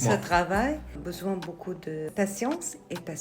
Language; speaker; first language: French; non-native, learner; Arabic